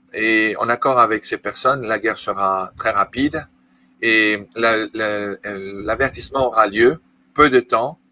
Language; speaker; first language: French; native; French